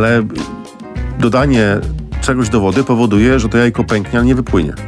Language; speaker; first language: Polish; native; Polish